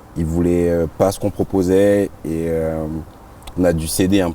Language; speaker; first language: French; native; French